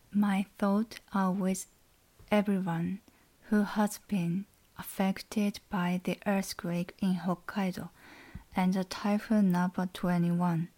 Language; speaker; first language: English; non-native, learner; Japanese